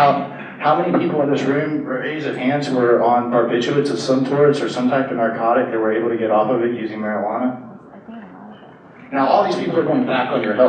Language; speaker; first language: English; native; English